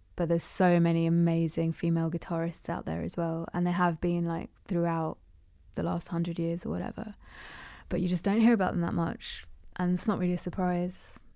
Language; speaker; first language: English; native; English